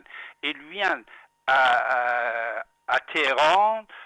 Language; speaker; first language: French; non-native, fluent; Persian